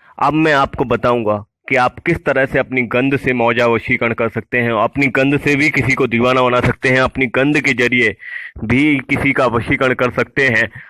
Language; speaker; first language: Hindi; native; Hindi